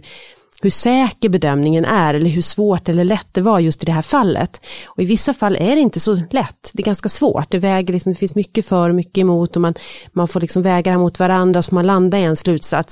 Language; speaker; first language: Swedish; native; Swedish